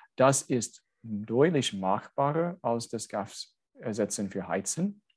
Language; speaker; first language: German; non-native, fluent; English